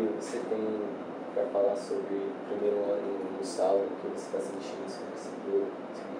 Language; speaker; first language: Portuguese; non-native, learner; Cantonese